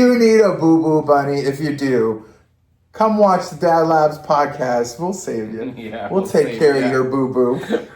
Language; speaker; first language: English; native; English